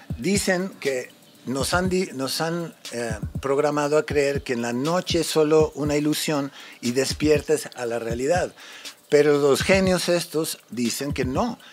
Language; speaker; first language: Spanish; native; Spanish